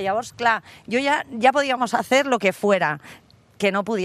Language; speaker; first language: Spanish; non-native, local second language; Catalan